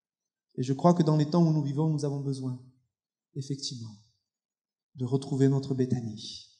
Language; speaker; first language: French; native; French